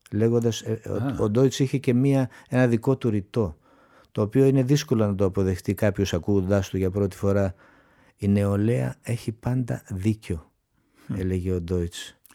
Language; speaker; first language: Greek; native; Greek